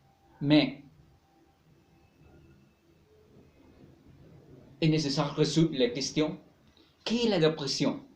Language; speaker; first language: French; non-native, learner; Spanish